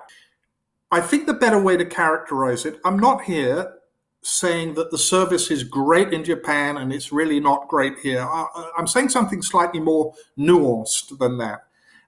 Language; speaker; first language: English; native; English